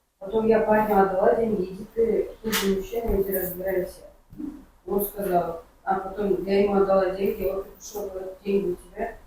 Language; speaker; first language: Russian; non-native, local second language; Kyrgyz